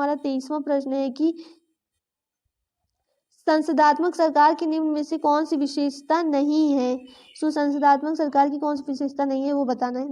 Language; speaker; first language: Hindi; native; Hindi